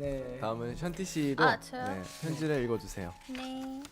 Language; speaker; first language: Korean; native; Korean